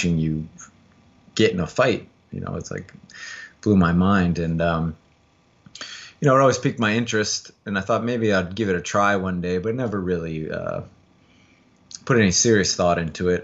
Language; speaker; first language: English; native; English